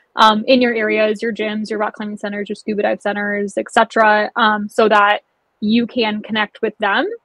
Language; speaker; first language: English; native; English